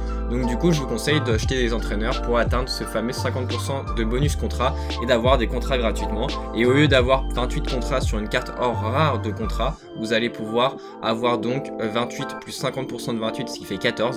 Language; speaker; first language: French; native; French